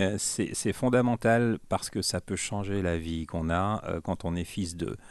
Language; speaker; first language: French; native; French